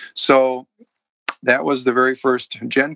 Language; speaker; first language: English; native; English